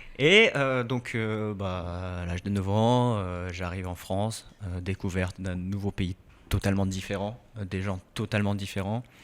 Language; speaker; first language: French; early bilingual, other home language; Korean